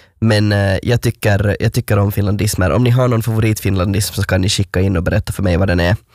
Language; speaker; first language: Swedish; native; Swedish